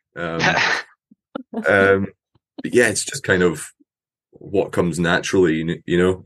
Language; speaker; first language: English; native; English